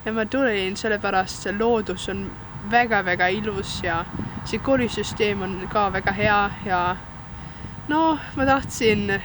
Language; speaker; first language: Estonian; non-native, learner; German